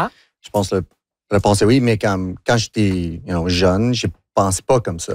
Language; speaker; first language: French; non-native, local second language; English